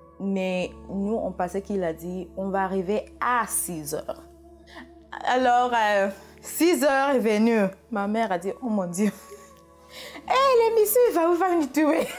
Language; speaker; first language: French; non-native, fluent; Swahili